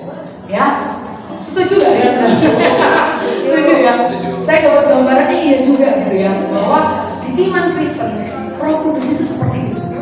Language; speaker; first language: Indonesian; native; Indonesian